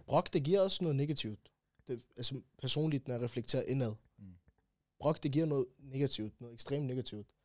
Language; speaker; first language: Danish; early bilingual, other home language; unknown